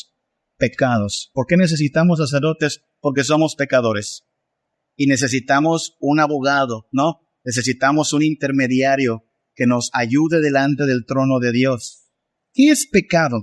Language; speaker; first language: Spanish; native; Spanish